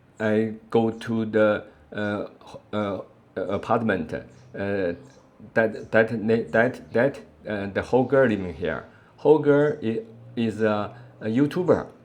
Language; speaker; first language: English; non-native, learner; Chinese